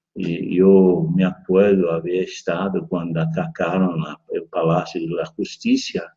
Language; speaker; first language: Spanish; non-native, fluent; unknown